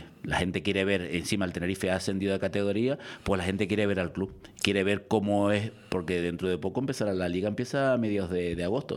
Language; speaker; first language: Spanish; native; Spanish